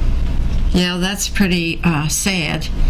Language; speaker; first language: English; native; English